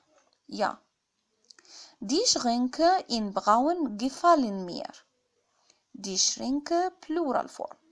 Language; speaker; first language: German; non-native, fluent; Arabic